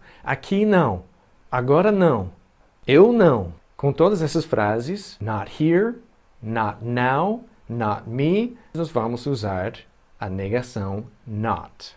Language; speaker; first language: Portuguese; non-native, fluent; English